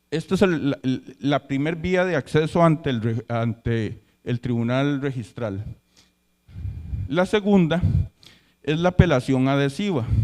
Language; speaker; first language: Spanish; native; Spanish